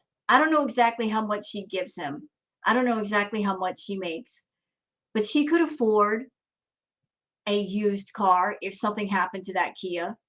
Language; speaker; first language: English; native; English